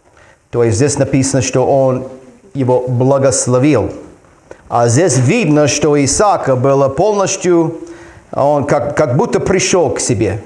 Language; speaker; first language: Russian; non-native, fluent; English